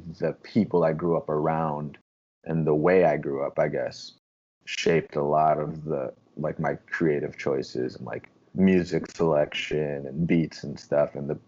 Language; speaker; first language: English; native; English